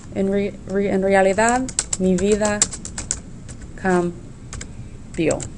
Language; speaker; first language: Spanish; non-native, fluent; English